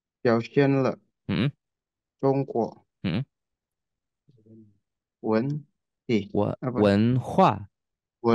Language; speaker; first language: Chinese; non-native, learner; Indonesian